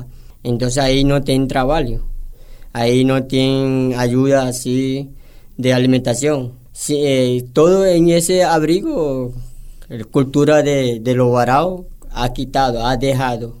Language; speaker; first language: Spanish; non-native, local second language; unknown